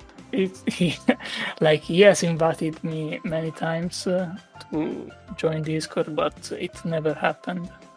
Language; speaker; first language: English; non-native, fluent; Italian